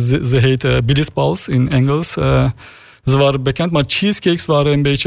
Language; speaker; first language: Dutch; non-native, learner; Turkish